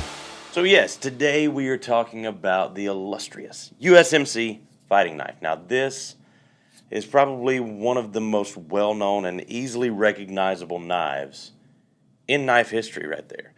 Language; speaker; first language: English; native; English